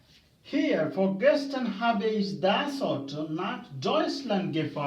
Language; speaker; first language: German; non-native, fluent; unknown